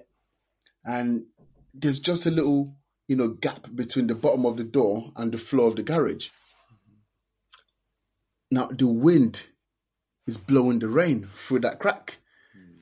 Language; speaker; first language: English; non-native, local second language; Yoruba